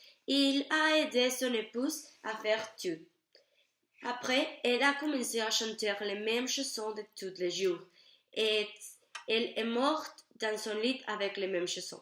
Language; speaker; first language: French; non-native, learner; Spanish